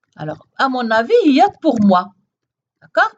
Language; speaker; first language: French; non-native, local second language; Arabic